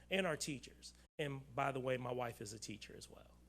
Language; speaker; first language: English; native; English